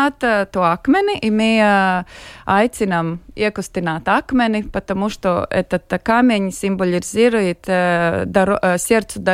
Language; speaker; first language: Russian; non-native, local second language; Latvian